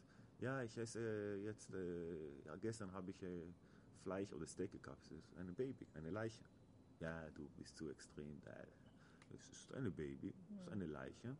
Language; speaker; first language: German; non-native, learner; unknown